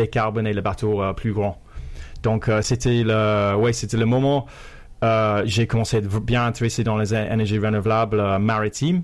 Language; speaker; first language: French; non-native, fluent; English